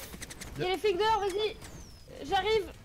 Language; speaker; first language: French; native; French